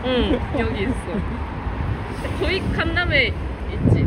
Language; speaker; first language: Korean; non-native, learner; Japanese